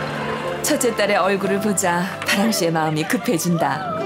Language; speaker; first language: Korean; native; Korean